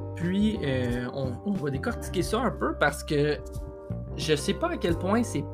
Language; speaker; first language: French; native; French